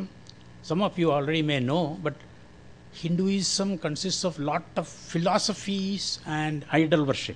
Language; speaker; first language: English; non-native, local second language; Malayalam